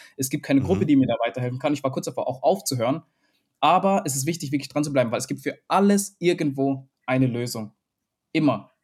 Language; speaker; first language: German; early bilingual, other home language; Vietnamese